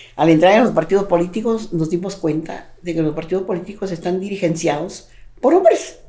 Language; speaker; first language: Spanish; native; Spanish